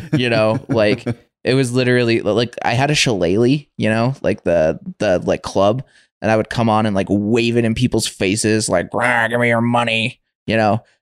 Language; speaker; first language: English; native; English